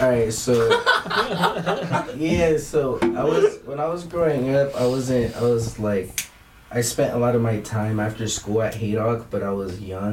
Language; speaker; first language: English; early bilingual, other home language; Spanish